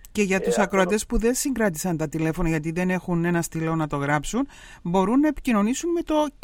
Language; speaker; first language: Greek; native; Greek